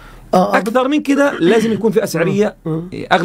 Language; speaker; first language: Arabic; native; Arabic